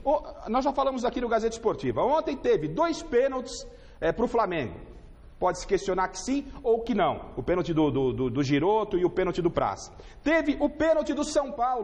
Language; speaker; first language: Portuguese; native; Portuguese